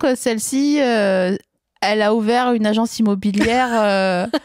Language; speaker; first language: French; native; French